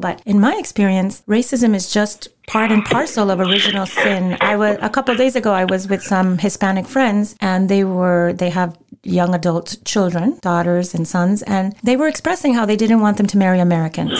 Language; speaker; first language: English; non-native, fluent; Spanish